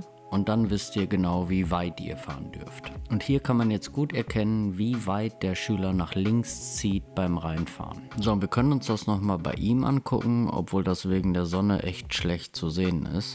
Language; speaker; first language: German; native; German